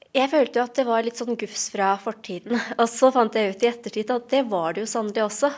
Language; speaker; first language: Norwegian; native; Norwegian